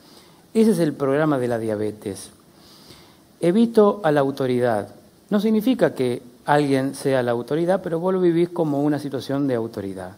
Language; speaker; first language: Spanish; native; Spanish